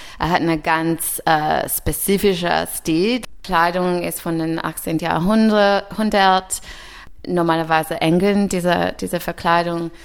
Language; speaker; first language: German; early bilingual, other home language; English